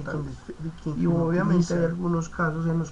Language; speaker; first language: Spanish; native; Spanish